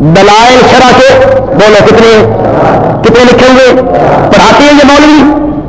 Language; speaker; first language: Urdu; non-native, local second language; Punjabi